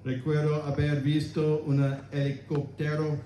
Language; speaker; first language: Spanish; non-native, learner; English